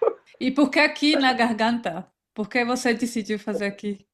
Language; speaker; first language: Portuguese; non-native, fluent; Spanish